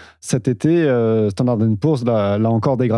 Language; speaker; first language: French; native; French